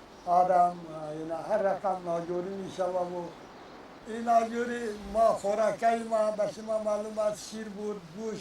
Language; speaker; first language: Persian; non-native, local second language; Kyrgyz